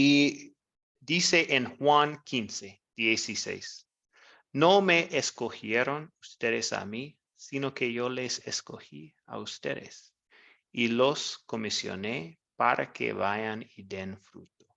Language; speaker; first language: Spanish; non-native, fluent; English